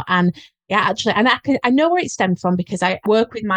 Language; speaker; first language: English; native; English